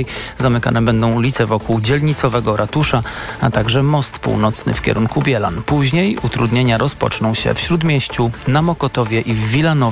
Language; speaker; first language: Polish; native; Polish